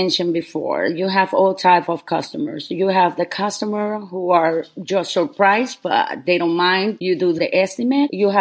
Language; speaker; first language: English; non-native, fluent; Spanish